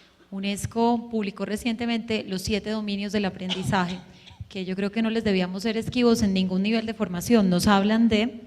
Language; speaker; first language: Spanish; native; Spanish